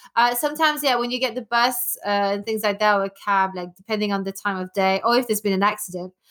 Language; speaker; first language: English; non-native, fluent; French